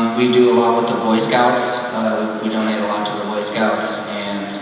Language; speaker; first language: English; native; English